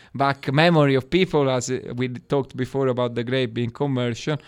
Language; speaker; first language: English; non-native, fluent; Italian